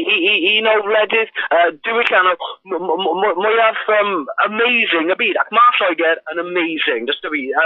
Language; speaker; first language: Welsh; non-native, local second language; English